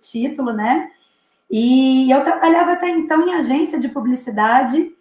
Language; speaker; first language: Portuguese; native; Portuguese